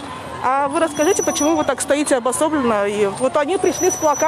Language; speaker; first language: Russian; native; Russian